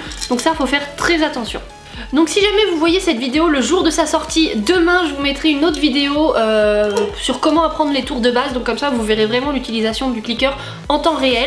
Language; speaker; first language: French; native; French